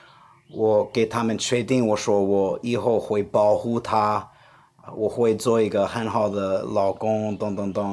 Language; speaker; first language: Chinese; non-native, fluent; English